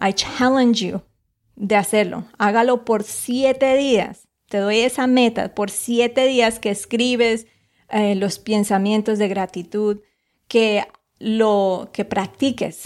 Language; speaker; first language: Spanish; native; Spanish